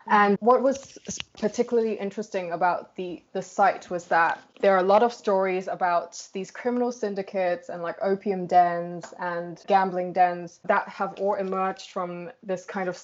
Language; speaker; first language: English; non-native, local second language; Cantonese